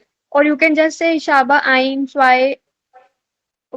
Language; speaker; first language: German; non-native, fluent; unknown